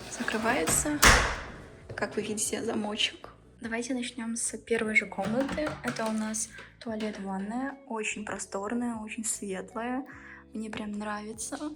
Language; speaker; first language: Russian; early bilingual, heritage; Russian